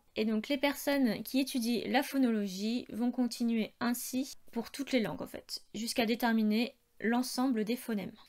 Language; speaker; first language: French; native; French